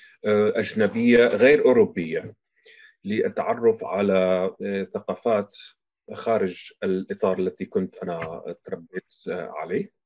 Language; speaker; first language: Arabic; non-native, fluent; German